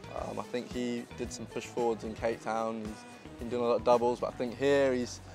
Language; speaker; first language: English; native; English